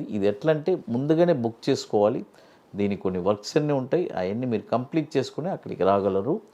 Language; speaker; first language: Telugu; native; Telugu